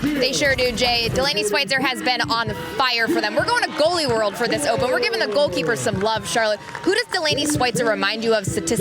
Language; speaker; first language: English; native; English